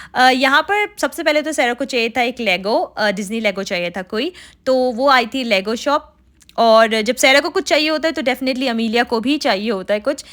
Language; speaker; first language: Hindi; native; Hindi